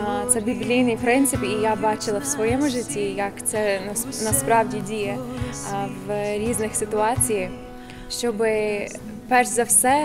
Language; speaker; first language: Ukrainian; non-native, fluent; English